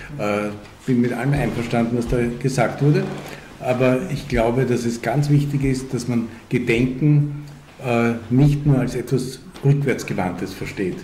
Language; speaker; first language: German; early bilingual, other home language; Hungarian